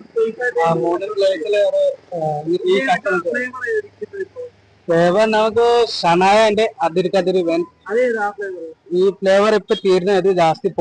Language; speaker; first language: Malayalam; non-native, learner; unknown